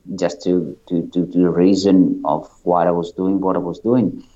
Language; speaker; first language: English; non-native, fluent; Italian